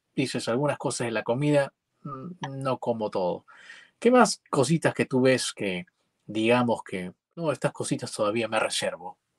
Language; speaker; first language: Spanish; native; Spanish